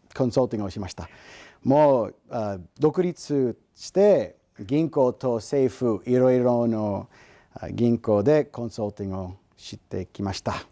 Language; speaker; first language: Japanese; non-native, learner; English